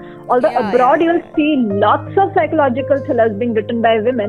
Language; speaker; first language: English; non-native, local second language; Bangla